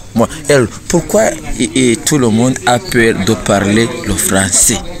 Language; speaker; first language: French; non-native, learner; Rundi